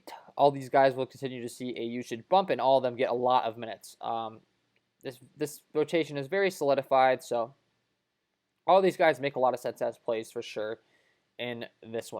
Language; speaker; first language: English; native; English